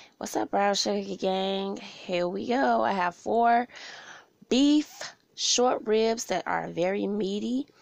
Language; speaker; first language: English; native; English